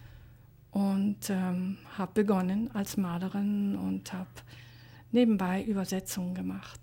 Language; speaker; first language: German; native; German